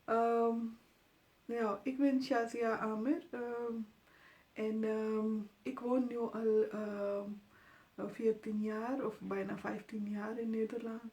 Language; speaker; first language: Dutch; non-native, fluent; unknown